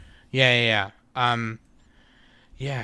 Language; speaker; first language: English; native; English